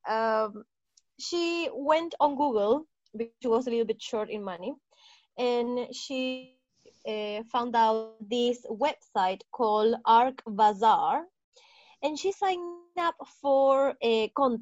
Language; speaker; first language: English; non-native, fluent; Spanish